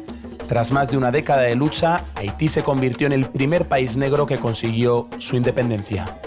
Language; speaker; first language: Spanish; native; Spanish